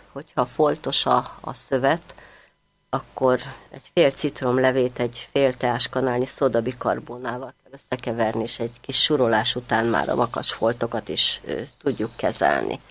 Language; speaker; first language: Hungarian; native; Hungarian